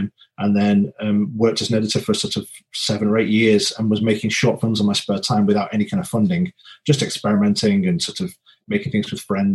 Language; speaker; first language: English; native; English